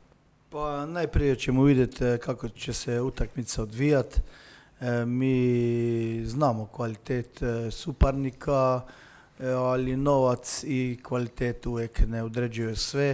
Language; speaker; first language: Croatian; non-native, fluent; Slovenian